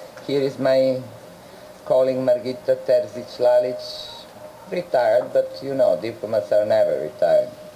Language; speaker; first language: English; non-native, fluent; Serbian